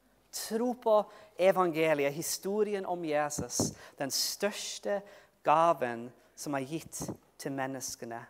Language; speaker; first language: Norwegian; non-native, fluent; English